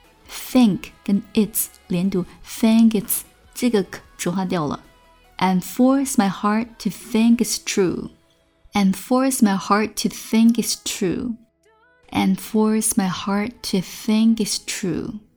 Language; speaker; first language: English; non-native, fluent; Chinese